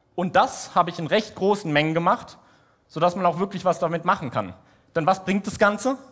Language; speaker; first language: German; native; German